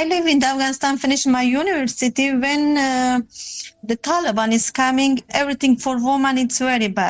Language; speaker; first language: English; non-native, learner; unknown